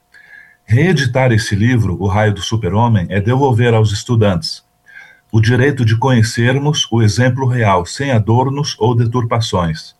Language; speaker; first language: Portuguese; native; Portuguese